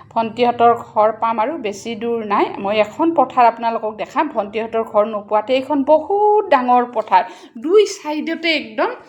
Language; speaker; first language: Assamese; native; Assamese